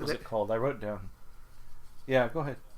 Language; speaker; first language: English; native; English